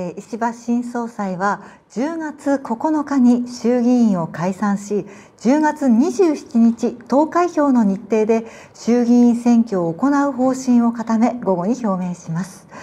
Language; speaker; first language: Japanese; native; Japanese